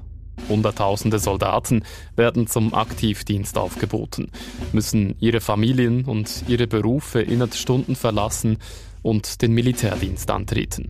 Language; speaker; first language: German; native; German